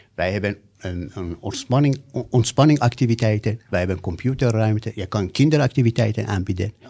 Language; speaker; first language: Dutch; non-native, fluent; Persian